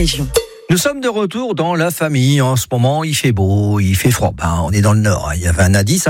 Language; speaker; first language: French; native; French